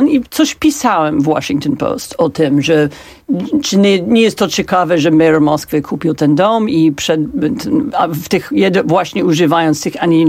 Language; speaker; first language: Polish; non-native, fluent; English